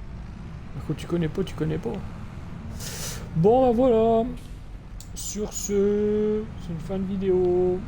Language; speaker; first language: French; native; French